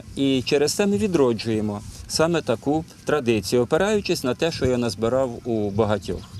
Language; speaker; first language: Ukrainian; native; Ukrainian